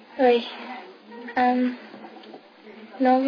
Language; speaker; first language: French; non-native, learner; English